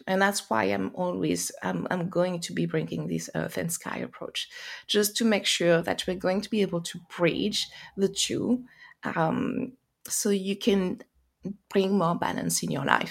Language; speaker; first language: English; non-native, fluent; French